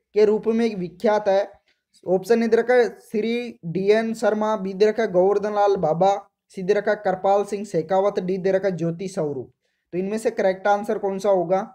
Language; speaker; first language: Hindi; native; Hindi